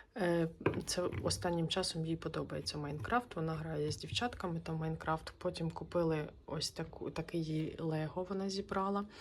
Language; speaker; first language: Ukrainian; native; Ukrainian